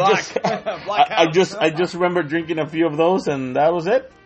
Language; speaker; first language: English; non-native, fluent; Spanish